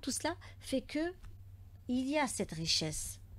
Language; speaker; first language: French; native; French